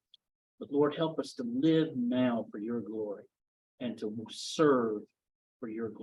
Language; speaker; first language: English; native; English